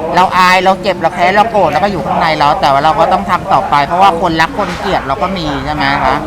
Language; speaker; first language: Thai; native; Thai